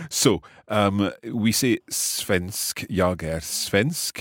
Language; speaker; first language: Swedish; non-native, learner; English